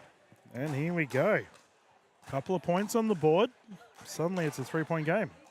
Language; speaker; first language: English; native; English